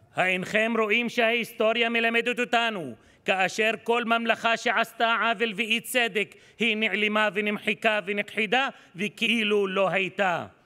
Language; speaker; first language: Hebrew; non-native, local second language; Arabic